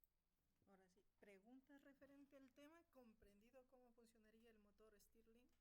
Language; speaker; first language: Spanish; native; Spanish